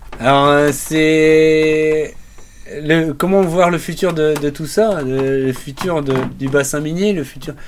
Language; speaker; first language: French; native; French